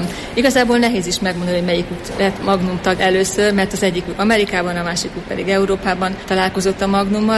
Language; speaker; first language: Hungarian; native; Hungarian